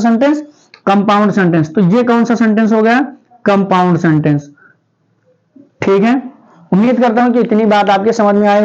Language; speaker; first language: Hindi; native; Hindi